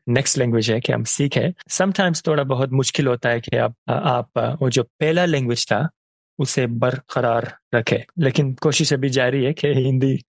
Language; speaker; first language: Urdu; non-native, fluent; Persian